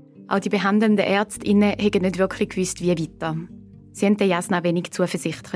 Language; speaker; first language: German; native; German